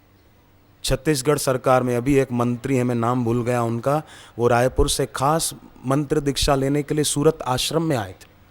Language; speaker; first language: Hindi; native; Hindi